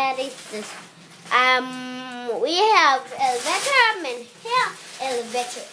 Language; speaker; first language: English; non-native, learner; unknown